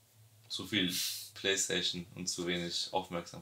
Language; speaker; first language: German; early bilingual, other home language; Albanian